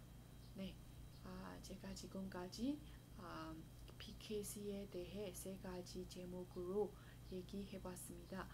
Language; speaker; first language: Korean; non-native, fluent; Burmese